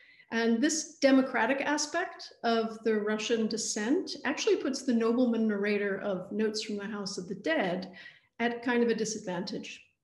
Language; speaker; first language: English; native; English